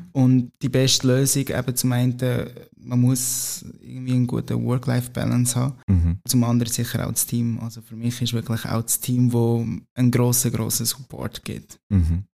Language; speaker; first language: German; non-native, fluent; Portuguese